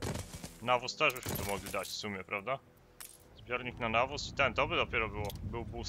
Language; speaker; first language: Polish; native; Polish